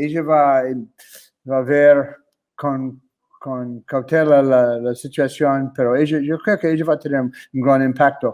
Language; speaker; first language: Spanish; non-native, fluent; English